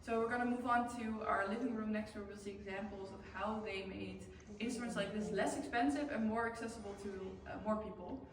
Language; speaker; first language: English; non-native, fluent; Dutch